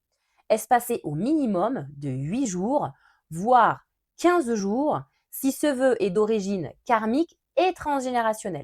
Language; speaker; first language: French; native; French